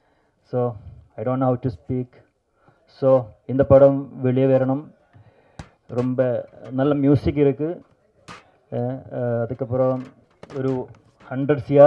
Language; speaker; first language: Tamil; non-native, learner; Malayalam